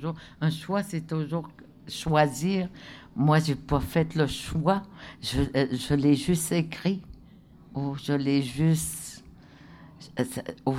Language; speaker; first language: French; non-native, local second language; Innu-aimun